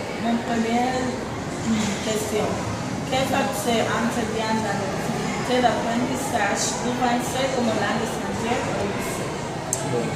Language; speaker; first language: French; non-native, learner; Spanish